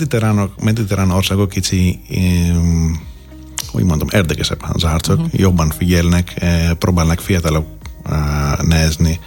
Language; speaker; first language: Hungarian; non-native, learner; Greek